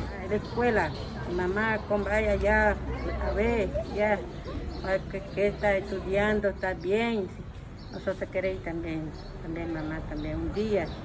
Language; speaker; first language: Spanish; non-native, learner; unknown